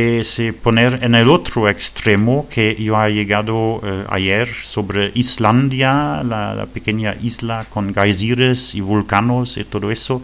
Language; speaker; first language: Spanish; non-native, fluent; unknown